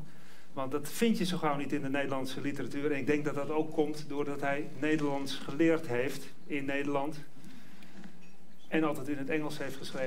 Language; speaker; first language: Dutch; native; Dutch